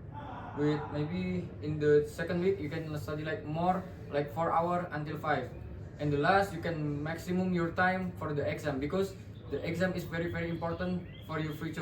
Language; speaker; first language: English; non-native, learner; Indonesian